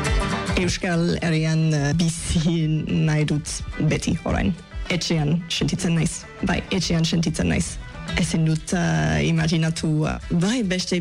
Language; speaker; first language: Basque; non-native, fluent; English